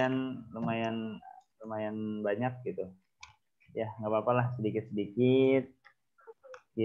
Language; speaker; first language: Indonesian; native; Indonesian